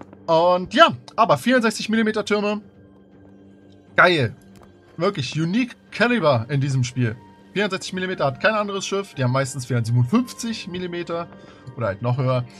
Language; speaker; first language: German; native; German